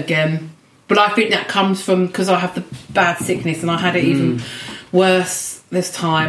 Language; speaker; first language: English; native; English